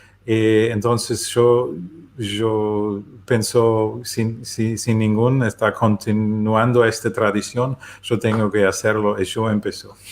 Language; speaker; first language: Spanish; non-native, learner; German